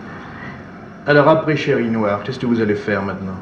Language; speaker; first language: French; native; French